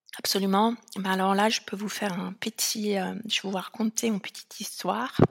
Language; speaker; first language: French; non-native, fluent; Italian